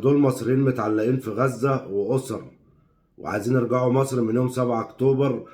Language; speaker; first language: Arabic; native; Arabic